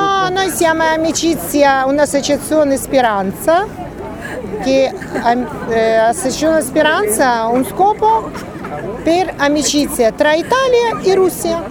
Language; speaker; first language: Italian; non-native, learner; Russian